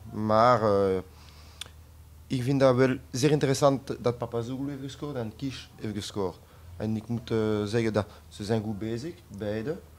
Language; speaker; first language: Dutch; non-native, local second language; French